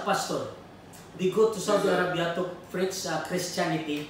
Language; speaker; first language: English; non-native, learner; Filipino